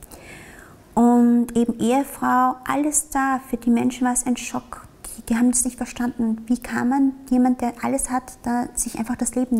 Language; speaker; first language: German; early bilingual, other home language; Vietnamese